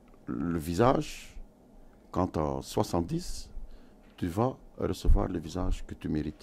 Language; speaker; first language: French; non-native, local second language; Dutch